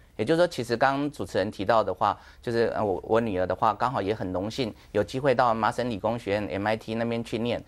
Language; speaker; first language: Chinese; native; Chinese